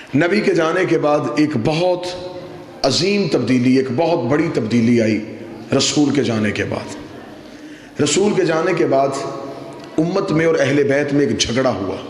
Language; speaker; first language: Urdu; non-native, local second language; Punjabi